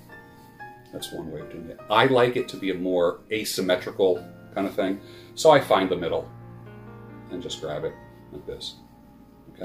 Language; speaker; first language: English; native; English